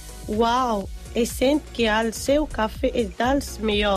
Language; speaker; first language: Catalan; non-native, learner; Arabic